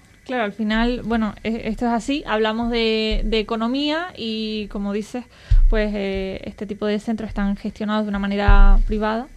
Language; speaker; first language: Spanish; native; Spanish